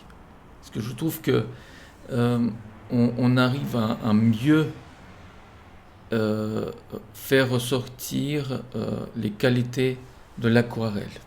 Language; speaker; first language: French; non-native, fluent; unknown